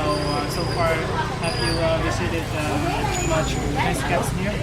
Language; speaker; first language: English; non-native, learner; Vietnamese